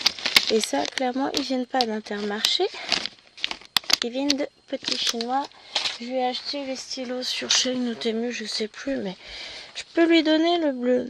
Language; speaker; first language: French; native; French